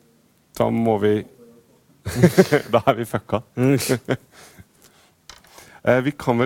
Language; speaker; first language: Norwegian; native; Norwegian